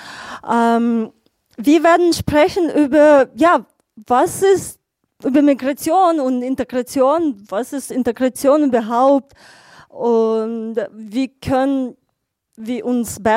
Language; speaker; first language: German; non-native, fluent; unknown